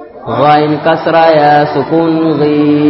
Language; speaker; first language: Arabic; non-native, fluent; Swahili